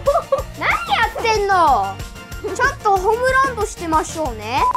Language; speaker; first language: Japanese; non-native, fluent; English